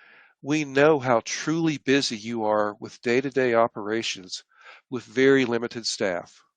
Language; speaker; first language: English; native; English